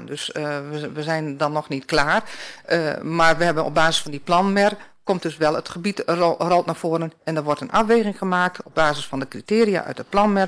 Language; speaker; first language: Dutch; native; Dutch